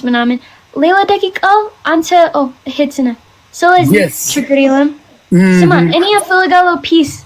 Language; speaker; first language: Amharic; early bilingual, heritage; Amharic